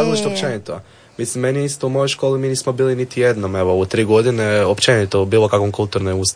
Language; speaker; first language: Serbian; native; Serbian